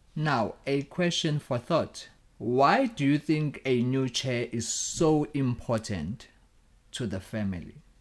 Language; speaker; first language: English; non-native, local second language; Zulu